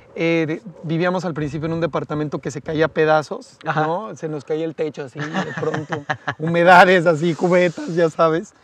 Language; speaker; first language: Spanish; native; Spanish